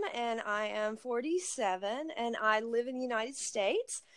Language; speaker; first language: English; native; English